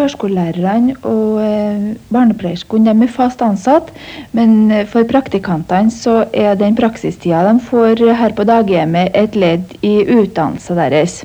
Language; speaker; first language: Norwegian; native; Norwegian